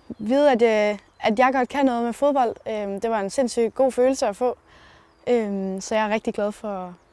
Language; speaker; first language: Danish; native; Danish